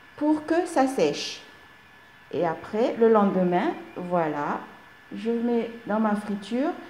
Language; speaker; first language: French; non-native, local second language; Malagasy